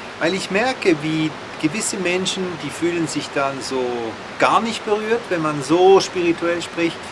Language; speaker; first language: German; native; German